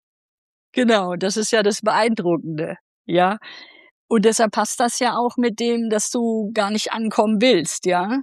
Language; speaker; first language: German; native; German